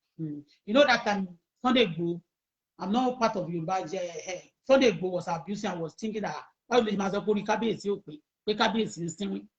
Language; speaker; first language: English; non-native, local second language; Yoruba